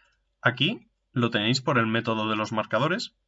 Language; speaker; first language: Spanish; native; Spanish